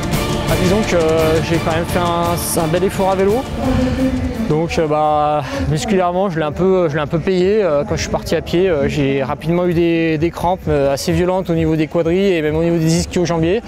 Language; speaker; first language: French; native; French